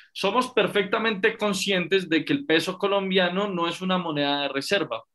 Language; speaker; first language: Spanish; native; Spanish